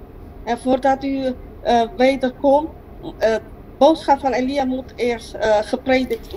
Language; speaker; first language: Dutch; non-native, local second language; Papiamento